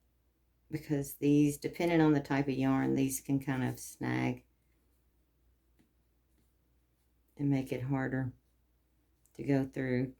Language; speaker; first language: English; native; English